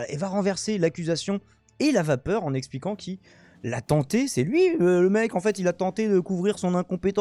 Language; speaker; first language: French; native; French